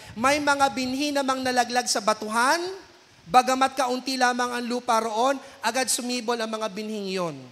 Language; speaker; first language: Filipino; native; Filipino